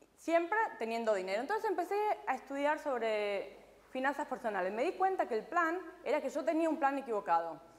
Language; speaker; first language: Spanish; native; Spanish